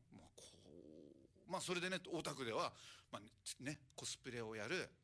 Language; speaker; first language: Japanese; native; Japanese